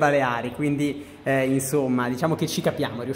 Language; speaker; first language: Italian; native; Italian